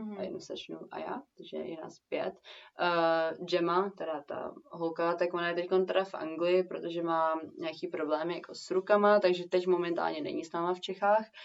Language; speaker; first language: Czech; early bilingual, heritage; Czech